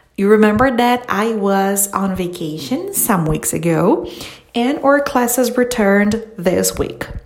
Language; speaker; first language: English; non-native, fluent; Portuguese